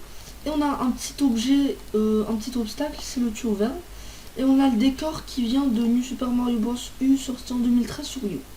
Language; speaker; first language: French; native; French